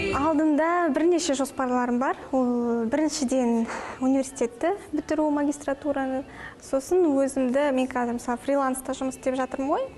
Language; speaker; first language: Kazakh; non-native, local second language; Russian